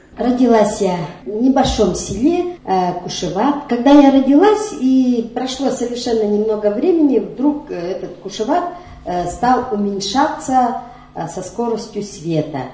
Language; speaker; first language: Russian; non-native, local second language; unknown